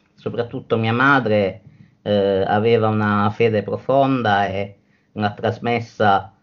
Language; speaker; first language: Italian; native; Italian